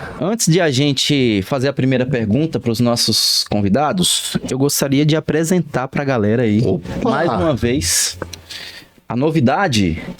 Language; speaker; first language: Portuguese; native; Portuguese